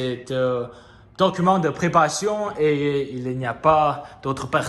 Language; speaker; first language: French; non-native, learner; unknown